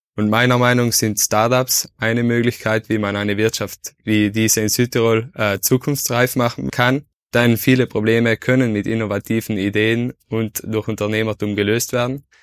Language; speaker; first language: German; native; German